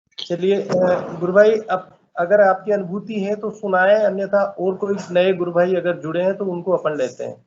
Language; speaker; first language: Hindi; native; Hindi